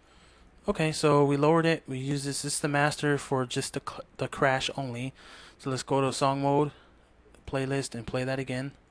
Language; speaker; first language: English; native; English